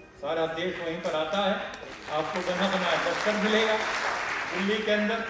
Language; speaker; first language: Hindi; non-native, local second language; Telugu